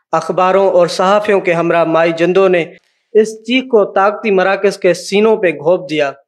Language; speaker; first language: Urdu; non-native, local second language; Sindhi